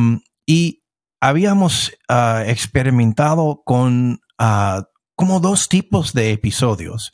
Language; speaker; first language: Spanish; non-native, fluent; English